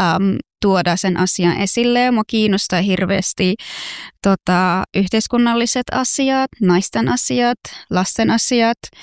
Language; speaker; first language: Finnish; non-native, fluent; Persian